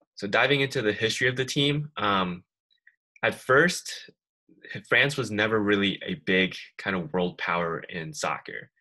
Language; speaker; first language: English; native; English